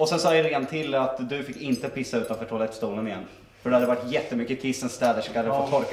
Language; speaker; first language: Swedish; native; Swedish